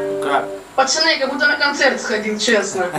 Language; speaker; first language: Russian; native; Russian